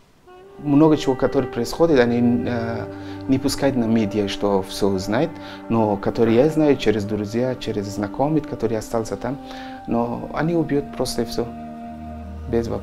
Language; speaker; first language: Russian; non-native, learner; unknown